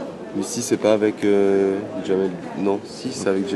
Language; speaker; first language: French; native; French